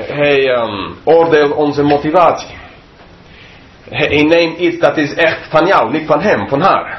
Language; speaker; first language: Dutch; non-native, fluent; English